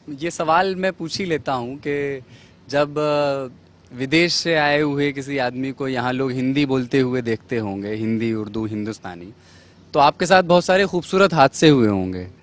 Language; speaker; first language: Urdu; native; Urdu